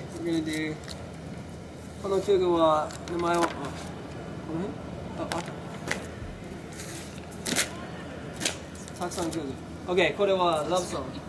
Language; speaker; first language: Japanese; non-native, learner; English